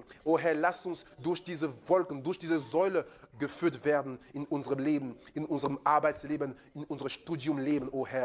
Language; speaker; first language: German; non-native, fluent; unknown